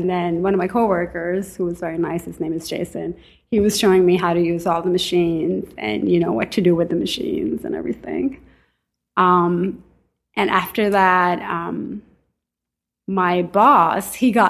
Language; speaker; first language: English; non-native, local second language; Urdu